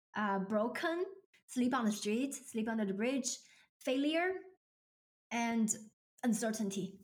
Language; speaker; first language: English; non-native, fluent; Chinese